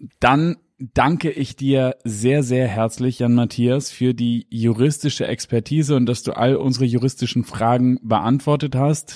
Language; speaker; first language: German; native; German